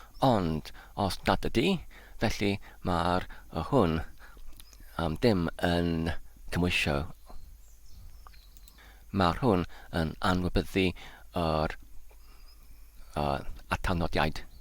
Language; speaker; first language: Welsh; non-native, learner; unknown